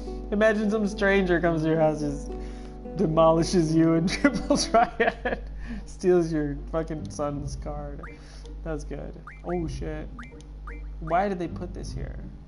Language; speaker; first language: English; early bilingual, other home language; Spanish